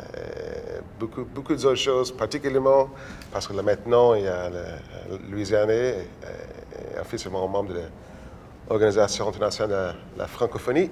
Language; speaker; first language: French; non-native, local second language; English